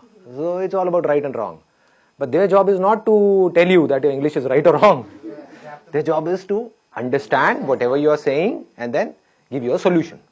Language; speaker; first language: English; non-native, local second language; Hindi